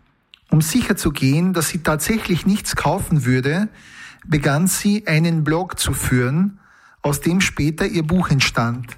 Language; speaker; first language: German; native; German